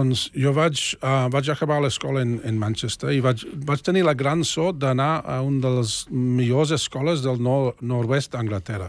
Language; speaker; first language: Catalan; non-native, fluent; English